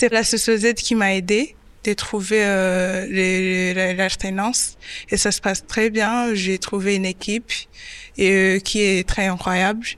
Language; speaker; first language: French; non-native, local second language; Kinyarwanda